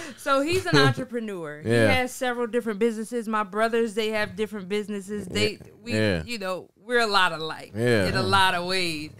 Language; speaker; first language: English; native; English